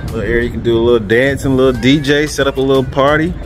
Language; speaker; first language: English; native; English